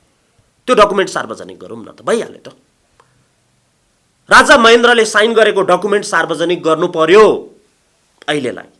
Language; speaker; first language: Nepali; native; Nepali